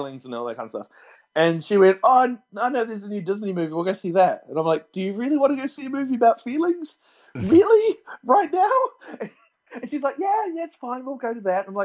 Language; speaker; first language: English; native; English